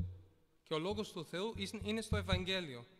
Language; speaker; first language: Greek; early bilingual, heritage; Greek